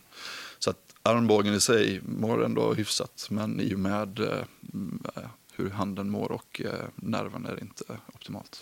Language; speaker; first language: Swedish; native; Swedish